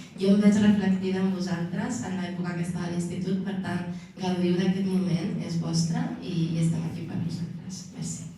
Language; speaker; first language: Catalan; early bilingual, other home language; Arabic